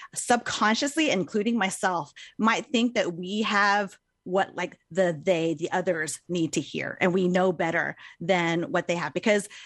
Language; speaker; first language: English; native; English